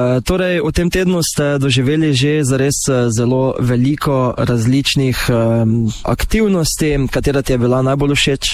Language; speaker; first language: Slovenian; native; Slovenian